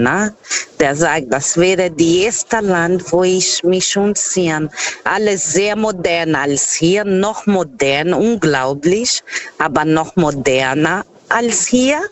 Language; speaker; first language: German; non-native, learner; Portuguese